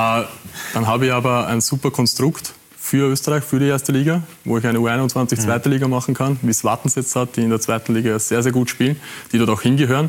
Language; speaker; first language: German; native; German